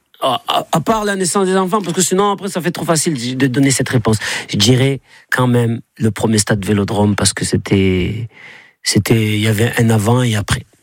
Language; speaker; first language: French; native; French